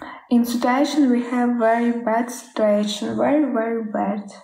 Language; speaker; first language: English; non-native, learner; Ukrainian